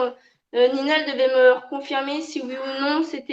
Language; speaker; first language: French; native; French